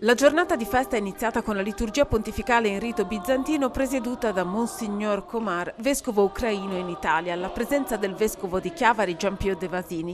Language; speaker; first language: Italian; native; Italian